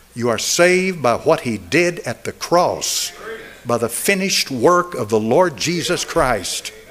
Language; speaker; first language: English; native; English